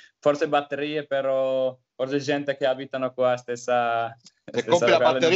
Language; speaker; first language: Italian; non-native, learner; Finnish